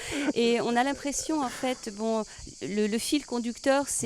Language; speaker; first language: French; native; French